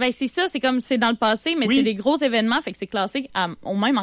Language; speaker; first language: French; native; French